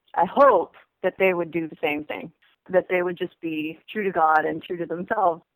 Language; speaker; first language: English; native; English